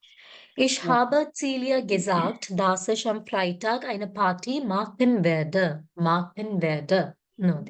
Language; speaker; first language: German; non-native, fluent; Malayalam